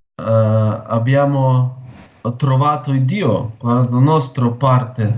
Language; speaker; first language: Italian; non-native, learner; Ukrainian